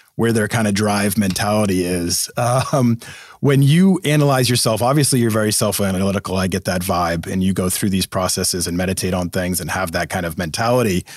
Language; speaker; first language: English; native; English